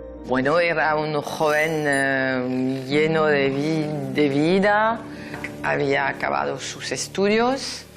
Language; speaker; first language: Spanish; non-native, fluent; French